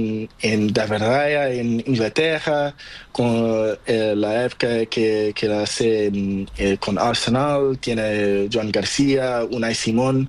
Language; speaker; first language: Spanish; non-native, learner; Portuguese